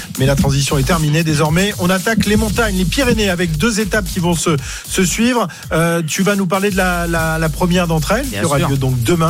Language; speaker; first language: French; native; French